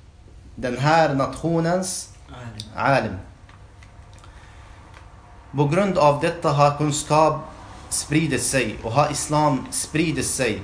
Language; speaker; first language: Swedish; non-native, fluent; Arabic